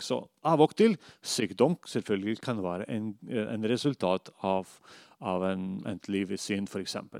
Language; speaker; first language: Norwegian; non-native, fluent; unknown